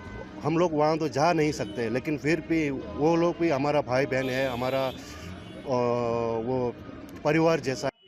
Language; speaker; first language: Hindi; non-native, learner; Tibetan